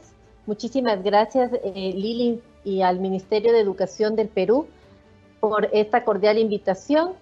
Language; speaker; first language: Spanish; native; Spanish